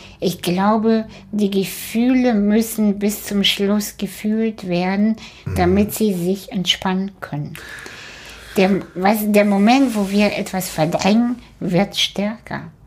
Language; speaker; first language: German; early bilingual, other home language; Russian